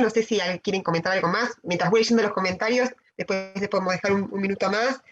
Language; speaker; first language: Spanish; native; Spanish